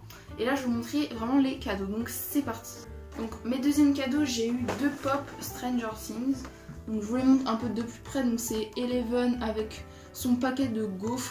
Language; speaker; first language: French; native; French